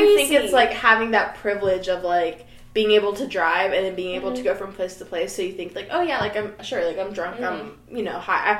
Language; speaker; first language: English; native; English